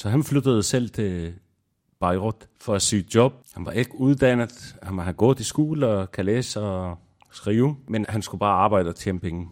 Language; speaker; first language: Danish; non-native, fluent; Arabic